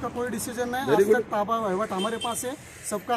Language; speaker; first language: Hindi; non-native, local second language; Marathi